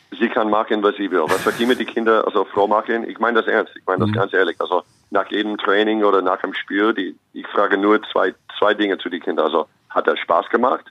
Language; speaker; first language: German; non-native, fluent; English